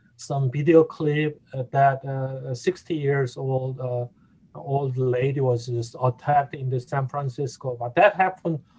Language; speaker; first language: English; non-native, fluent; Korean